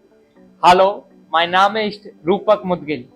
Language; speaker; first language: German; non-native, learner; Hindi